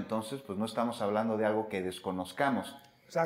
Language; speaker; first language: Spanish; native; Spanish